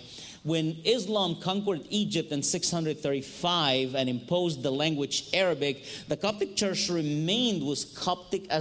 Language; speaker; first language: English; non-native, fluent; Arabic